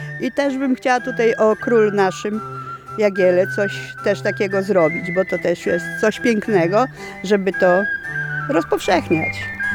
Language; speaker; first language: Polish; native; Polish